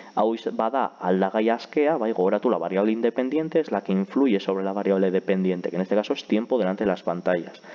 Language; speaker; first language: Spanish; non-native, local second language; Basque